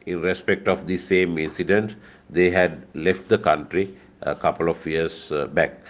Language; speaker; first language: English; non-native, local second language; Sinhala